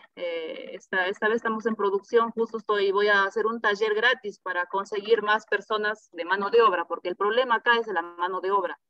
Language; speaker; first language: Spanish; native; Spanish